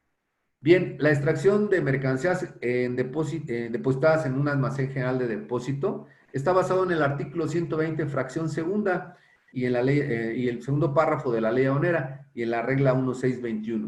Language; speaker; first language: Spanish; native; Spanish